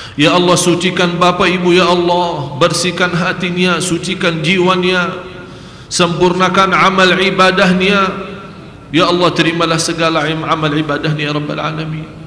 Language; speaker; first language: Malay; non-native, fluent; Arabic